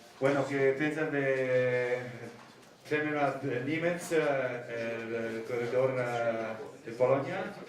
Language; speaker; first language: Spanish; non-native, learner; Italian